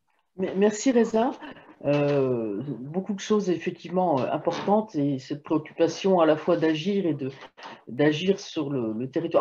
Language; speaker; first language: French; native; French